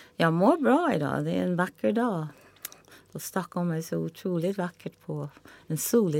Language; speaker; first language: Swedish; non-native, fluent; English